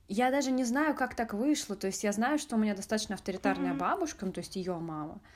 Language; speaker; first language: Russian; native; Russian